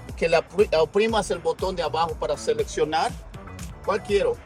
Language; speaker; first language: Spanish; native; Spanish